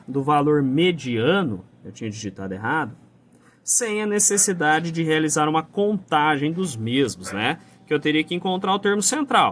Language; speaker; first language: Portuguese; native; Portuguese